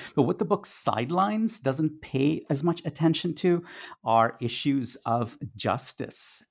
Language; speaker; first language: English; non-native, local second language; Tamil